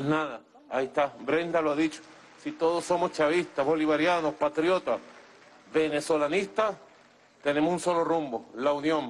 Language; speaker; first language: Spanish; native; Spanish